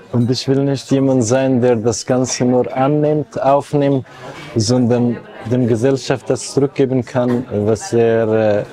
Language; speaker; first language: German; non-native, fluent; Persian